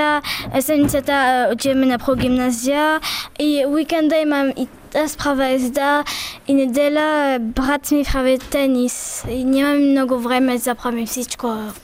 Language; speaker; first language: Bulgarian; early bilingual, heritage; Bulgarian